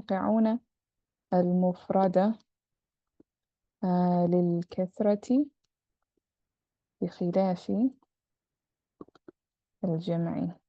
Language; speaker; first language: Arabic; non-native, fluent; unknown